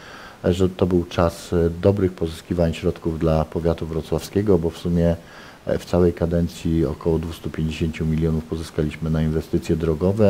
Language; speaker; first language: Polish; native; Polish